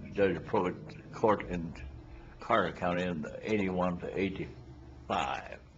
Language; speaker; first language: English; native; English